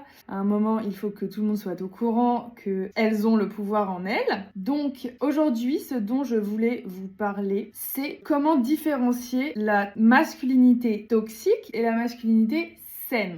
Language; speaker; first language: French; native; French